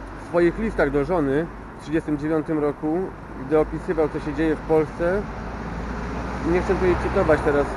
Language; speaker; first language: Polish; native; Polish